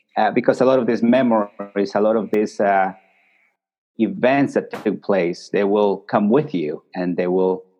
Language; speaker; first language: English; early bilingual, other home language; Spanish